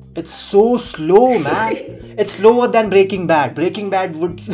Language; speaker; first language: English; non-native, local second language; Hindi